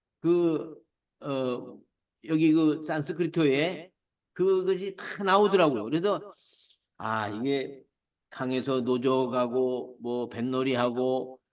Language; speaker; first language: Korean; native; Korean